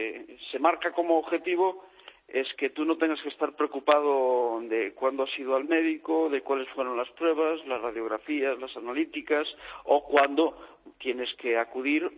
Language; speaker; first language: Spanish; native; Spanish